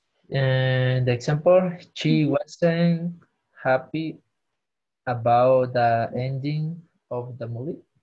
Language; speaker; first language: English; non-native, learner; Spanish